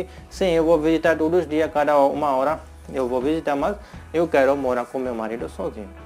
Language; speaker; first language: Portuguese; non-native, learner; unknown